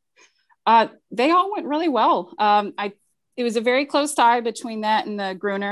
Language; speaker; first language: English; native; English